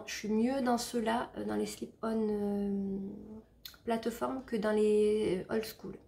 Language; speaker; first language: French; native; French